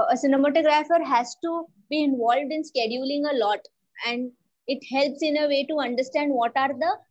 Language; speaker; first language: English; non-native, local second language; Marathi